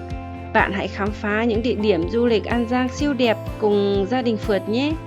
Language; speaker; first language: Vietnamese; native; Vietnamese